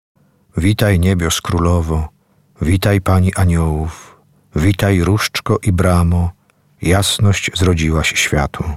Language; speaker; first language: Polish; native; Polish